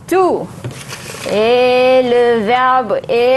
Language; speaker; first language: French; non-native, fluent; Malay